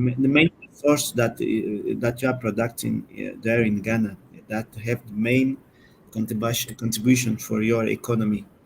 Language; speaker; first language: English; non-native, learner; Portuguese